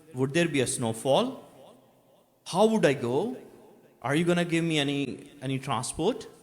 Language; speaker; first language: English; non-native, local second language; Urdu